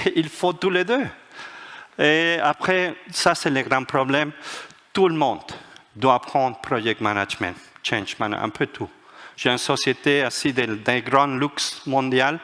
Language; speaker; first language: French; non-native, fluent; Spanish